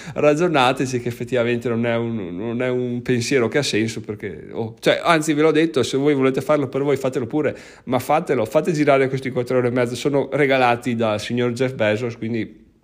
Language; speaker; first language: Italian; native; Italian